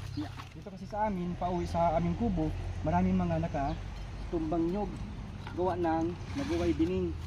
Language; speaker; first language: Filipino; non-native, local second language; Bikol